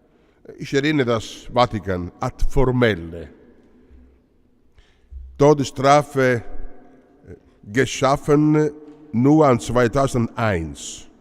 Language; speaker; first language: German; non-native, learner; Italian